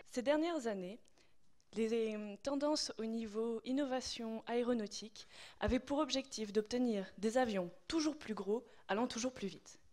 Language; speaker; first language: French; native; French